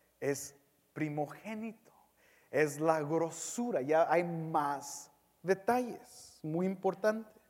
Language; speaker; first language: Spanish; early bilingual, heritage; Spanish